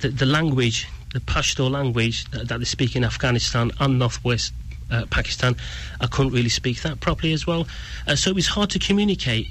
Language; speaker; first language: English; native; English